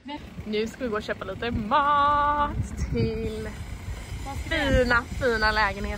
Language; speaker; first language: Swedish; native; Swedish